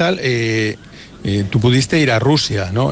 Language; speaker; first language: Spanish; native; Spanish